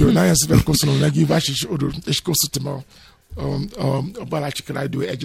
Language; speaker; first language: Hungarian; non-native, fluent; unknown